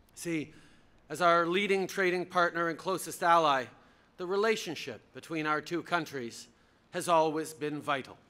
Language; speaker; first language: English; early bilingual, other home language; French